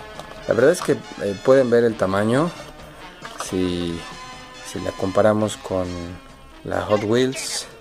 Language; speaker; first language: Spanish; native; Spanish